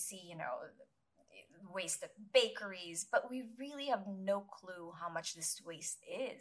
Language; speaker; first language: English; non-native, local second language; Filipino